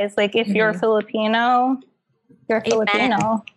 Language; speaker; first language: English; native; English